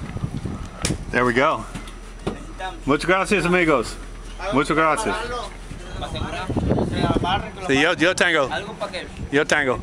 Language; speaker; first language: Spanish; non-native, learner; English